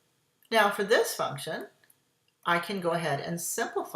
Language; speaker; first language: English; native; English